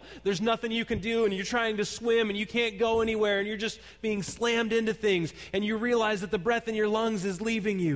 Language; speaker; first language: English; native; English